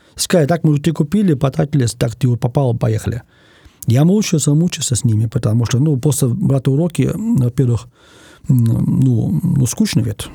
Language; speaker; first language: Russian; non-native, fluent; German